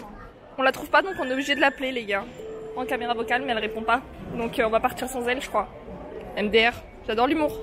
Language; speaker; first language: French; native; French